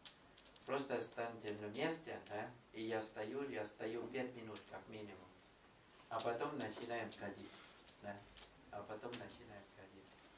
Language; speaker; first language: Russian; non-native, fluent; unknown